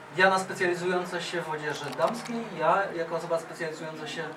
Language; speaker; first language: Polish; native; Polish